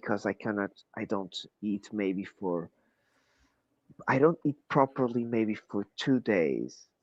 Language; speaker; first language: English; non-native, fluent; Portuguese